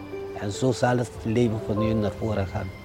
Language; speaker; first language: Dutch; non-native, fluent; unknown